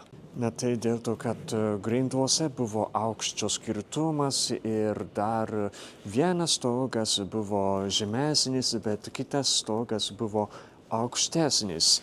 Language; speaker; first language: Lithuanian; non-native, fluent; Japanese